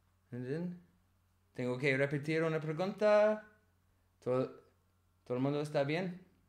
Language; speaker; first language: Spanish; non-native, learner; English